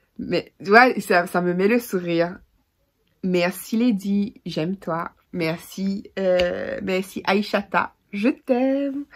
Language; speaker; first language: French; native; French